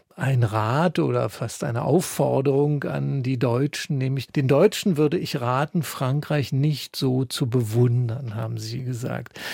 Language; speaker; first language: German; native; German